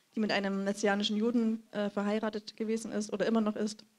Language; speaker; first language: German; native; German